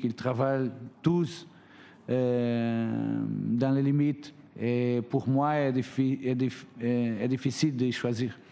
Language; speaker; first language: French; non-native, fluent; Portuguese